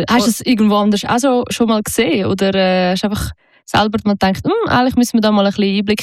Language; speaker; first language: German; native; German